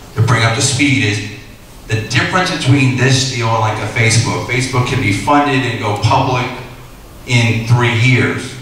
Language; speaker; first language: English; native; English